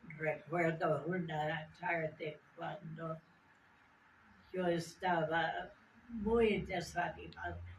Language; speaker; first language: Spanish; non-native, fluent; English